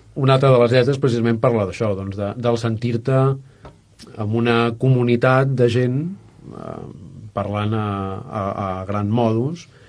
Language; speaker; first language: Catalan; native; Catalan